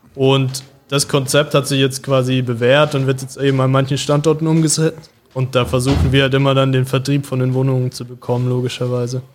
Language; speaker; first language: German; native; German